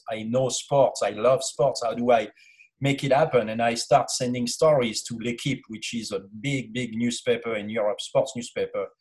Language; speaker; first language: English; non-native, fluent; French